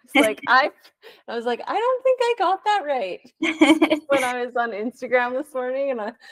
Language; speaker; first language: English; native; English